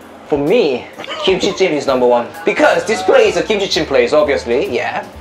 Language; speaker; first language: English; non-native, fluent; Korean